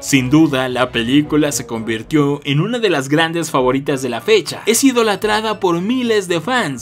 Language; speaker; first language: Spanish; native; Spanish